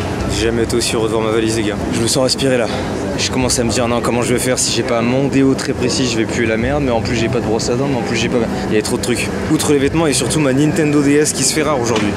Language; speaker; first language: French; native; French